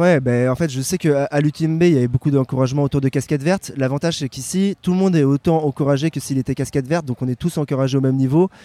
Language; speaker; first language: French; native; French